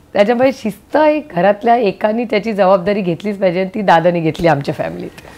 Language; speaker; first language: Marathi; native; Marathi